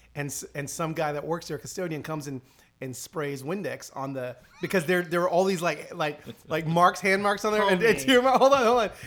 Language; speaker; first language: English; early bilingual, other home language; Spanish